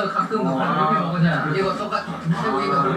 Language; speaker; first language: Korean; non-native, fluent; Thai